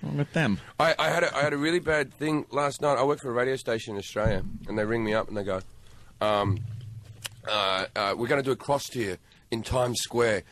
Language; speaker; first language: English; native; English